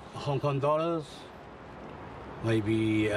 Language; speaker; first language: English; non-native, local second language; Cantonese